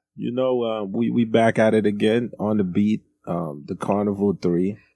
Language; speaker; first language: English; early bilingual, other home language; Haitian Creole